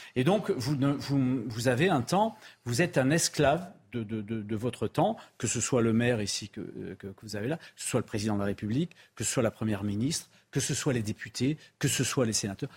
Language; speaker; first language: French; native; French